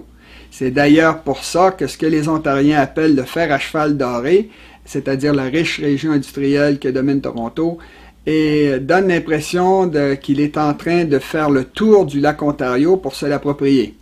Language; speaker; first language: French; native; French